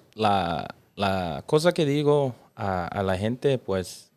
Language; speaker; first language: Spanish; early bilingual, other home language; English